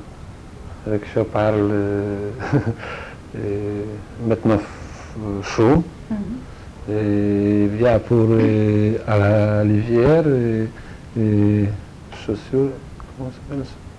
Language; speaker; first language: French; non-native, learner; Polish